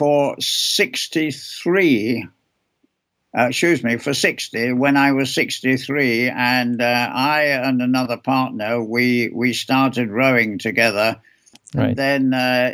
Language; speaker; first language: English; native; English